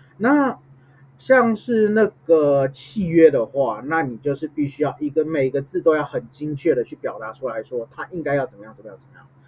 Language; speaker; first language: Chinese; native; Chinese